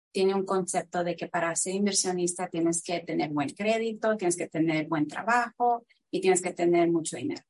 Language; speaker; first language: Spanish; early bilingual, heritage; Spanish